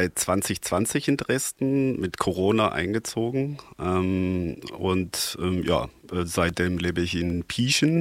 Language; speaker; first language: German; non-native, fluent; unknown